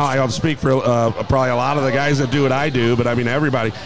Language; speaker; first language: English; native; English